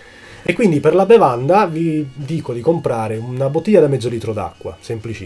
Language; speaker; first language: Italian; native; Italian